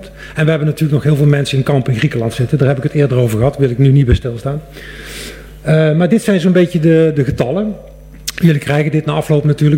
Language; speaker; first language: Dutch; native; Dutch